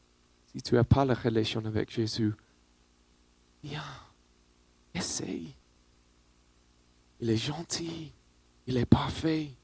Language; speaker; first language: French; non-native, learner; English